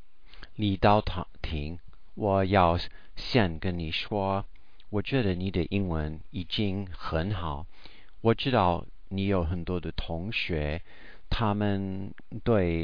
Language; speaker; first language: Chinese; non-native, learner; English